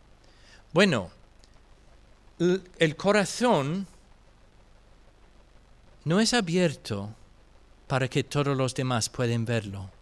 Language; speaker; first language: Spanish; non-native, fluent; English